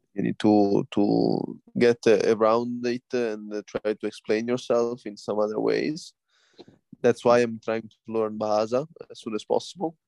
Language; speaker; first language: English; non-native, fluent; Italian